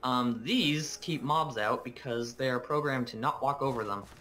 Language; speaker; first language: English; native; English